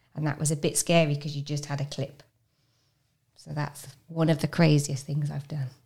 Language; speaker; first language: English; native; English